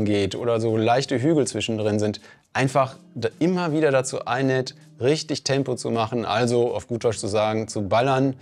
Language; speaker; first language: German; native; German